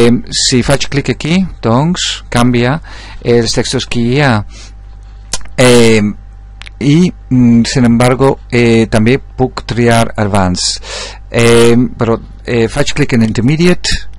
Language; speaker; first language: Catalan; non-native, local second language; Spanish